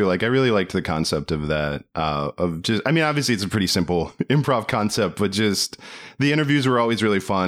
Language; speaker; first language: English; native; English